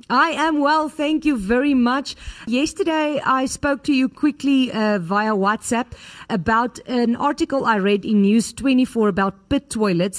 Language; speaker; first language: English; non-native, local second language; Afrikaans